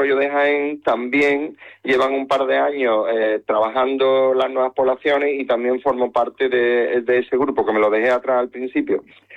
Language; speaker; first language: Spanish; native; Spanish